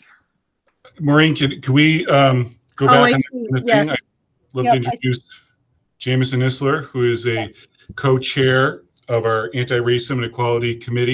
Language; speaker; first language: English; native; English